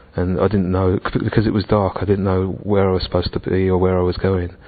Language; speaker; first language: English; native; English